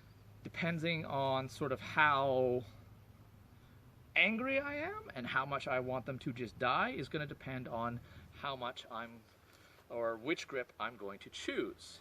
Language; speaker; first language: English; native; English